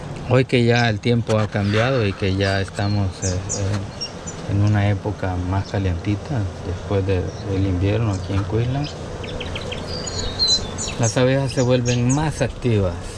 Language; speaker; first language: Spanish; native; Spanish